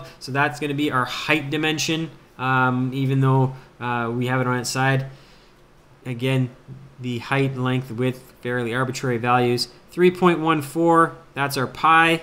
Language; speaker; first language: English; native; English